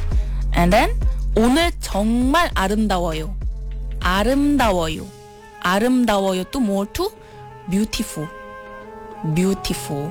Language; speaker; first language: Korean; non-native, fluent; Malay